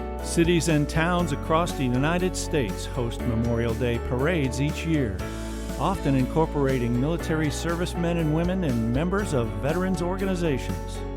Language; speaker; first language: English; native; English